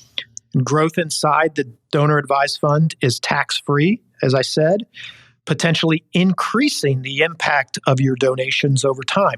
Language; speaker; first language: English; native; English